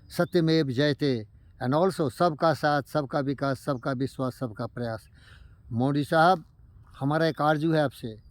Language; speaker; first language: Hindi; native; Hindi